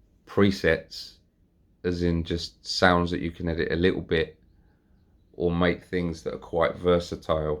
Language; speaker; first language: English; native; English